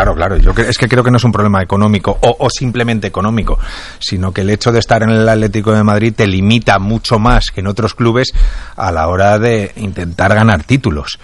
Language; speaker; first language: Spanish; native; Spanish